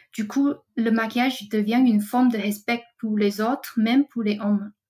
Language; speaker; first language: French; non-native, fluent; Chinese